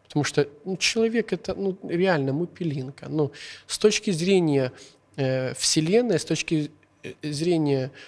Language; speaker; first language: Russian; non-native, local second language; Hungarian